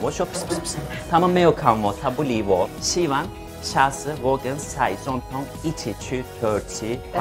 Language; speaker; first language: Chinese; non-native, fluent; Turkish